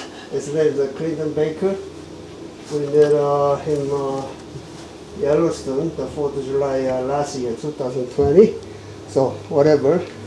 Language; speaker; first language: English; non-native, learner; Korean